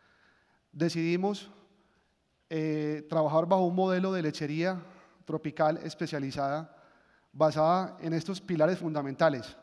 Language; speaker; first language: Spanish; native; Spanish